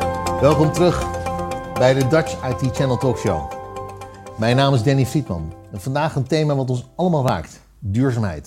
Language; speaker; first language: Dutch; native; Dutch